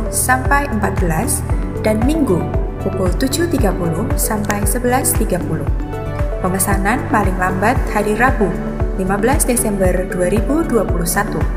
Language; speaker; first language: Indonesian; native; Indonesian